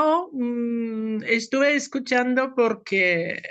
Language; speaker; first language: Spanish; non-native, fluent; Polish